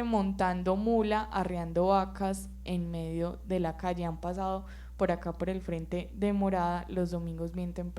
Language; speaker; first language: Spanish; native; Spanish